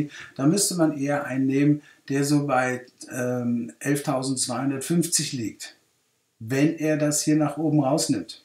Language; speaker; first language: German; native; German